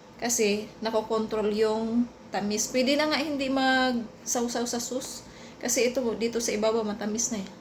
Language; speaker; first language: Filipino; non-native, local second language; Cebuano